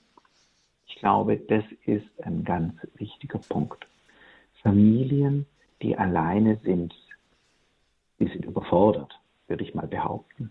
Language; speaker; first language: German; native; German